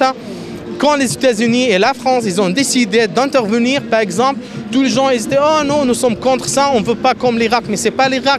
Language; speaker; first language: French; non-native, fluent; Arabic